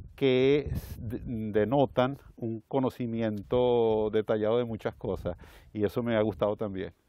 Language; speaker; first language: Spanish; native; Spanish